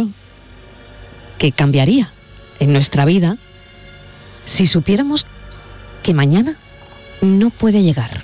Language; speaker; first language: Spanish; native; Spanish